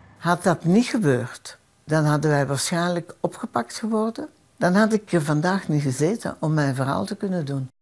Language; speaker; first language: Dutch; early bilingual, other home language; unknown